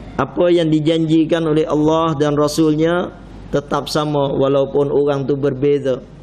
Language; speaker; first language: Malay; non-native, fluent; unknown